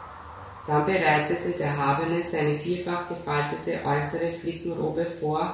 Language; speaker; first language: German; native; German